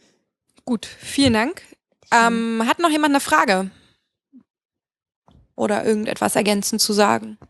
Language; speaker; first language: German; native; German